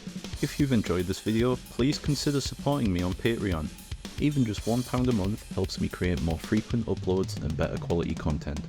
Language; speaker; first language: English; native; English